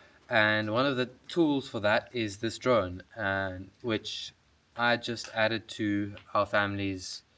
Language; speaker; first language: English; native; English